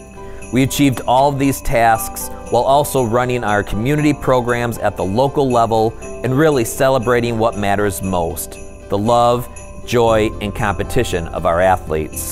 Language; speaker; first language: English; native; English